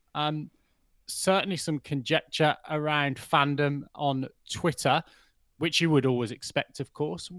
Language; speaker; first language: English; native; English